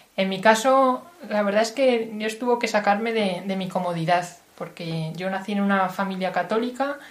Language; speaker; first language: Spanish; native; Spanish